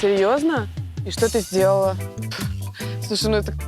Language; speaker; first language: Russian; native; Russian